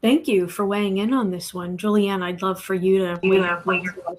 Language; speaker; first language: English; native; English